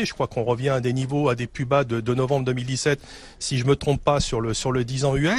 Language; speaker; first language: French; native; French